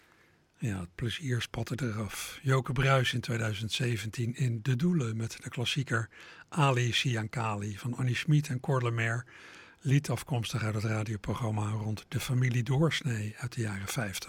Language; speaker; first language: Dutch; native; Dutch